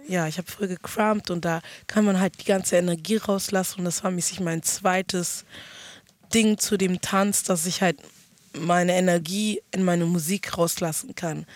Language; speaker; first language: German; early bilingual, other home language; Akan